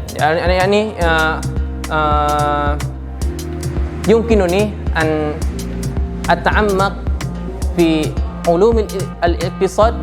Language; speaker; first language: Arabic; non-native, learner; Indonesian